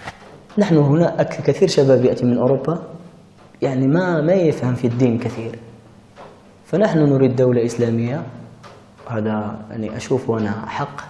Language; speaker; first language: Arabic; early bilingual, heritage; Arabic